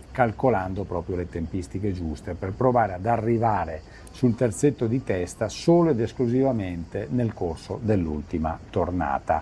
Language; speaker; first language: Italian; native; Italian